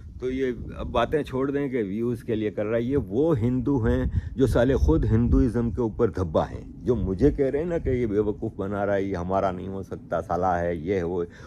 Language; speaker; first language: Urdu; native; Urdu